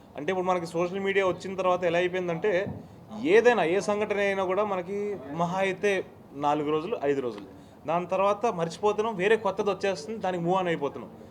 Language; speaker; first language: Telugu; native; Telugu